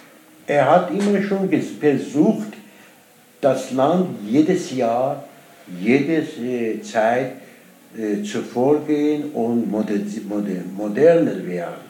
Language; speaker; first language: German; non-native, learner; Persian